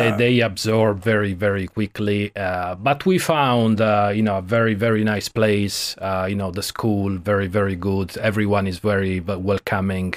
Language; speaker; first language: English; non-native, fluent; Italian